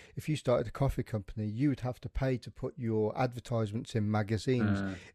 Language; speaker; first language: English; native; English